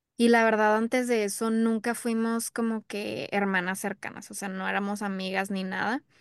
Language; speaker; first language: Spanish; early bilingual, heritage; Spanish